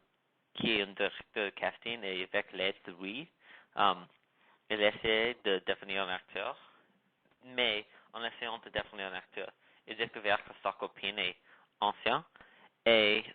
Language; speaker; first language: French; non-native, learner; English